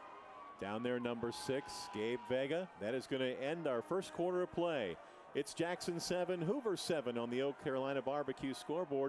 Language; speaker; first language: English; native; English